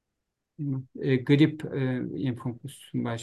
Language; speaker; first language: German; non-native, learner; Turkish